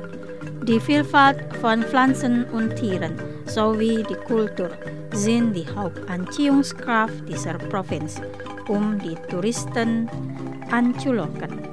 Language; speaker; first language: German; non-native, fluent; Indonesian